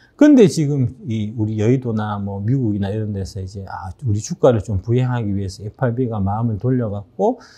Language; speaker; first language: Korean; native; Korean